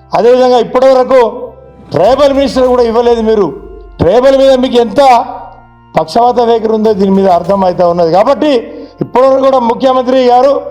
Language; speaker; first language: Telugu; non-native, local second language; Lambadi